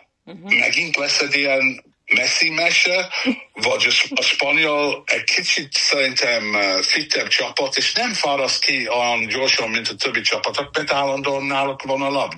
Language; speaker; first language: Hungarian; non-native, learner; English